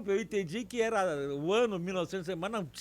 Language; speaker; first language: Portuguese; native; Portuguese